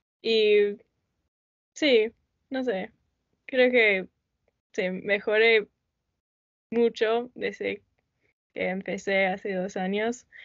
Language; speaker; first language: Spanish; non-native, learner; English